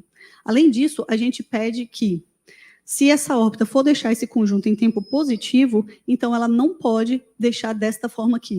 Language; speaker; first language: Portuguese; native; Portuguese